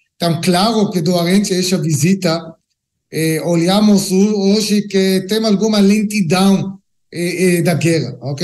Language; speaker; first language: Portuguese; non-native, learner; Hebrew